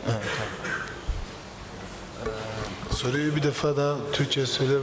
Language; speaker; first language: Turkish; early bilingual, heritage; Turkish